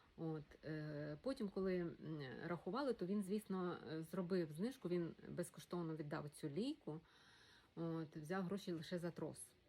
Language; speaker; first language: Ukrainian; native; Ukrainian